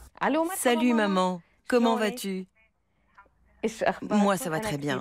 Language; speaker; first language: French; non-native, fluent; Arabic